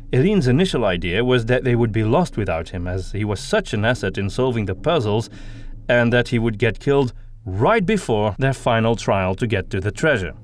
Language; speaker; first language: English; non-native, fluent; Dutch